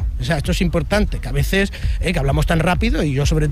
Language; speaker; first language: Spanish; native; Spanish